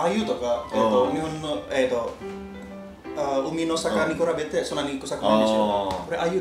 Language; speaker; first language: Japanese; non-native, learner; Indonesian